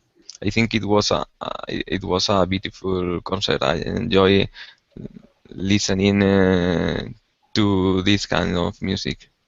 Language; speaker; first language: English; non-native, learner; Spanish